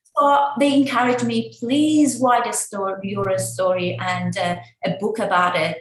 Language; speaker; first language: English; non-native, fluent; Persian